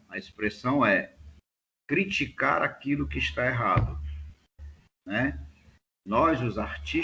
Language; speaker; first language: Portuguese; native; Portuguese